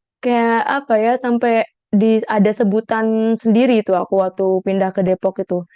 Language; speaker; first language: Indonesian; native; Indonesian